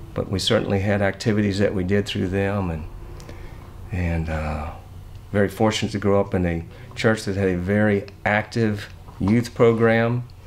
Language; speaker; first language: English; native; English